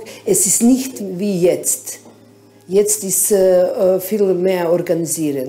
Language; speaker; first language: German; non-native, learner; Bosnian